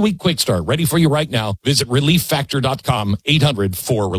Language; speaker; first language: English; native; English